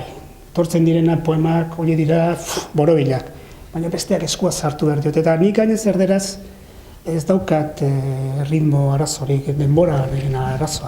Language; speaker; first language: Basque; non-native, local second language; Spanish